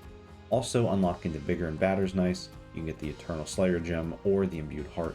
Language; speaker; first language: English; native; English